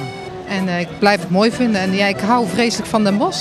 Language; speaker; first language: Dutch; native; Dutch